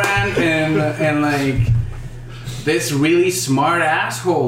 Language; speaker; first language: English; non-native, fluent; Spanish